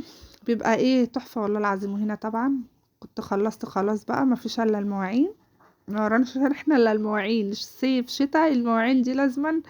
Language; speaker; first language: Arabic; native; Arabic